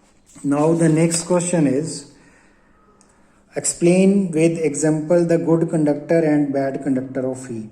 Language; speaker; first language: English; non-native, local second language; Hindi